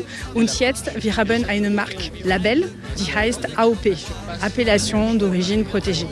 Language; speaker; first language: German; non-native, learner; French